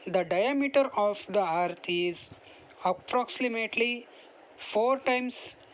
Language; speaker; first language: English; non-native, local second language; Kannada